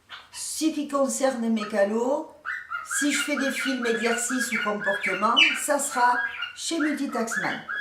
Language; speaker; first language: French; native; French